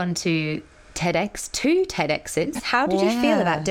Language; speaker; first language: English; native; English